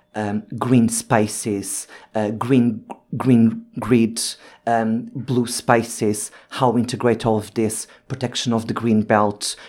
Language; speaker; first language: English; non-native, fluent; Portuguese